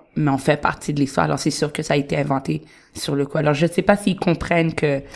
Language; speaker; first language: French; native; French